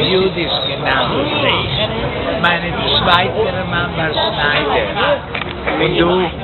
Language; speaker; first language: German; non-native, learner; Hebrew